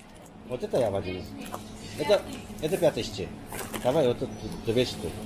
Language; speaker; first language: Russian; non-native, learner; Korean